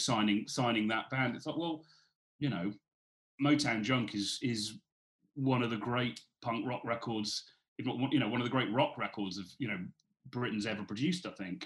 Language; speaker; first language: English; native; English